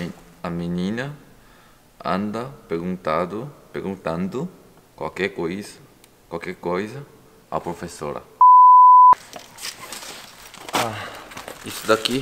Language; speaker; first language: Portuguese; non-native, learner; Korean